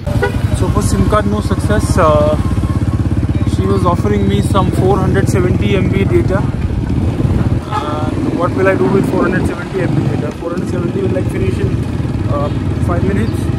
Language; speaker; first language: English; non-native, local second language; Hindi